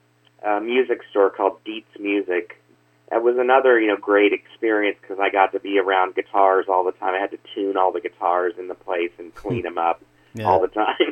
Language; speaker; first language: English; native; English